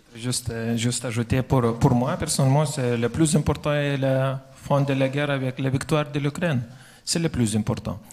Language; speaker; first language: French; non-native, fluent; Lithuanian